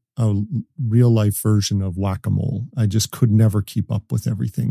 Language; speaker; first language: English; native; English